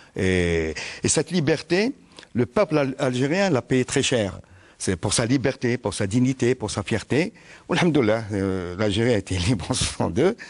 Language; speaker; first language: French; non-native, local second language; Arabic